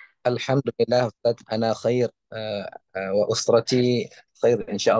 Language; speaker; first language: Arabic; non-native, learner; Indonesian